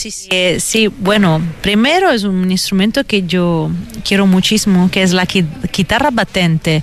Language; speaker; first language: Spanish; non-native, fluent; Italian